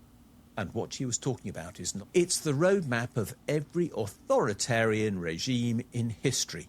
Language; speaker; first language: English; native; English